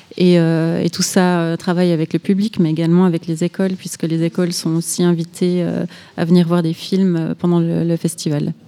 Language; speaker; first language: French; native; French